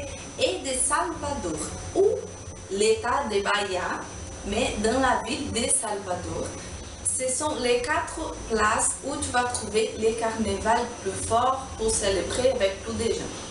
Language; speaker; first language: French; non-native, learner; Portuguese